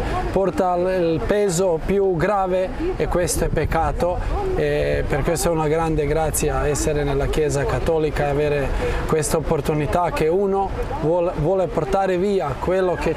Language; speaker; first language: Italian; non-native, fluent; Croatian